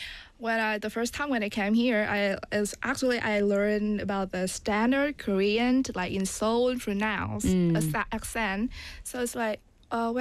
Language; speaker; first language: English; non-native, learner; Vietnamese